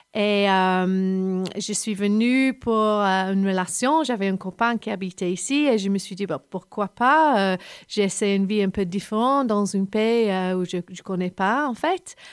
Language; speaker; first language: French; non-native, fluent; English